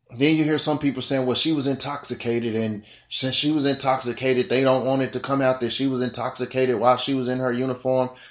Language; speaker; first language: English; native; English